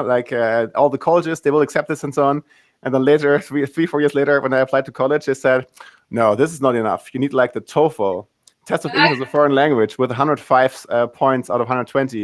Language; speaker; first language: English; non-native, fluent; German